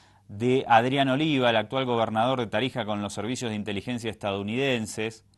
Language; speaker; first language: Spanish; native; Spanish